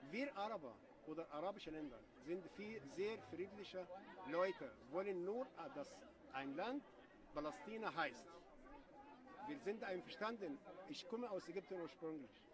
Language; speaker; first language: German; non-native, learner; Arabic